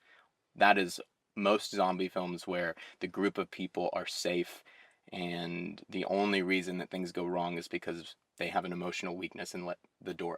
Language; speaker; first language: English; native; English